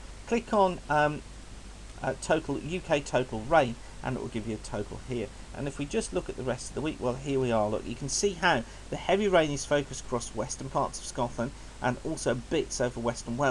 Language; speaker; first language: English; native; English